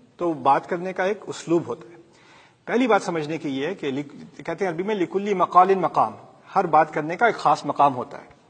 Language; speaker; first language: Urdu; early bilingual, heritage; Urdu